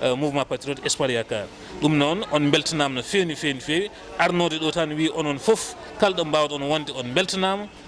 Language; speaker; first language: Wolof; non-native, local second language; Fula